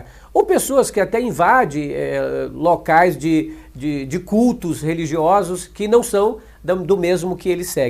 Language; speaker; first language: Portuguese; native; Portuguese